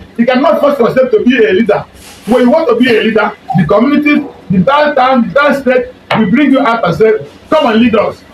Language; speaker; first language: Nigerian Pidgin; non-native, local second language; Igbo